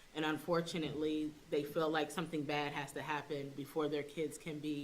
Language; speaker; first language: English; native; English